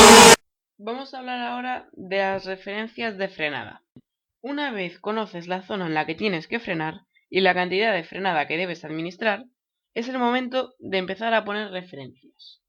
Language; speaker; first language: Spanish; native; Spanish